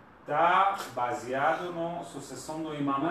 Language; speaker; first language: Portuguese; non-native, learner; Persian